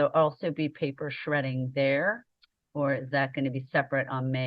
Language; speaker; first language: English; native; English